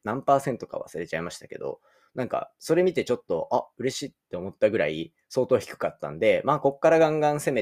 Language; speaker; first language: Japanese; native; Japanese